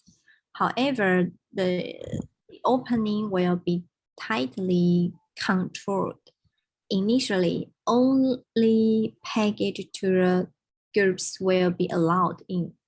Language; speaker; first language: English; non-native, learner; Chinese